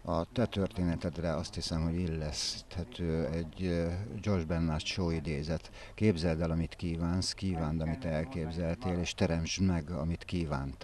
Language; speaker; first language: Hungarian; native; Hungarian